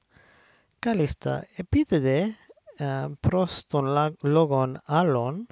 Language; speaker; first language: Greek; non-native, learner; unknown